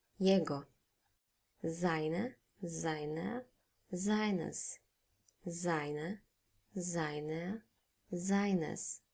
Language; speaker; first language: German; non-native, fluent; Polish